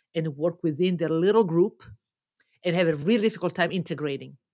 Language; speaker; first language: English; non-native, fluent; Italian